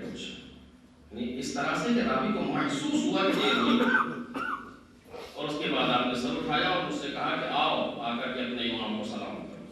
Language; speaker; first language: Urdu; native; Urdu